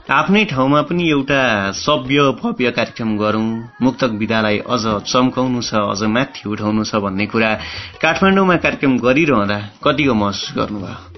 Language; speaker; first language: Nepali; native; Nepali